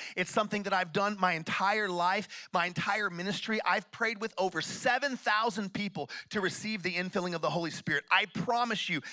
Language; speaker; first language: English; native; English